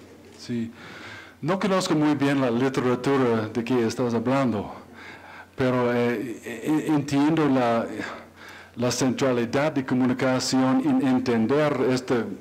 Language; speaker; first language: Spanish; non-native, learner; English